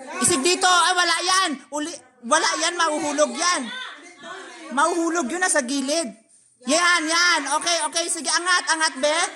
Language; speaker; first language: Filipino; non-native, local second language; Cebuano